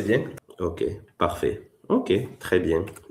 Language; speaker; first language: French; native; French